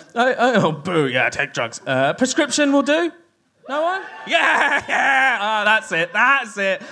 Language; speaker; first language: English; native; English